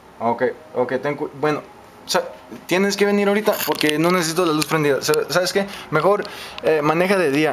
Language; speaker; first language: Spanish; native; Spanish